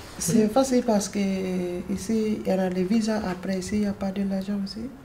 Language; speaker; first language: French; non-native, learner; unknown